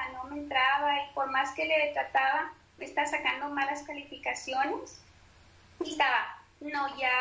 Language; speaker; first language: Spanish; native; Spanish